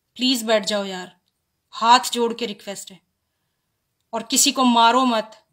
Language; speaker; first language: Hindi; native; Hindi